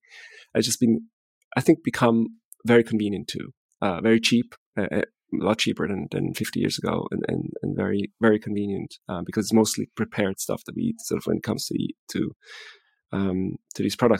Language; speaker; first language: English; non-native, fluent; Swiss German